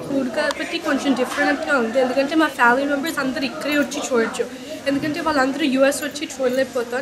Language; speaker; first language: Telugu; early bilingual, heritage; Telugu